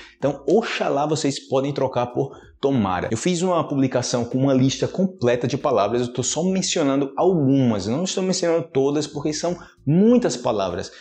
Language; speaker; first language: Portuguese; native; Portuguese